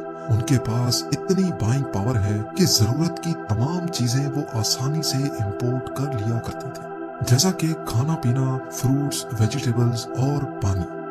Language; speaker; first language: Urdu; native; Urdu